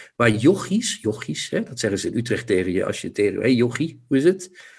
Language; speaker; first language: Dutch; non-native, local second language; Limburgish